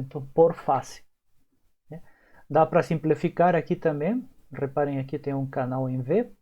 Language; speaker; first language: Portuguese; native; Portuguese